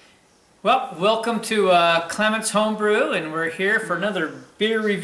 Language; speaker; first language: English; native; English